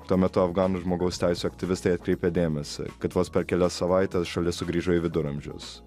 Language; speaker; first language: Lithuanian; native; Lithuanian